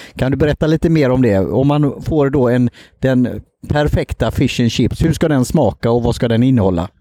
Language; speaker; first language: Swedish; native; Swedish